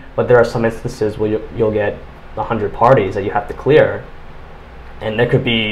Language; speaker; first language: English; native; English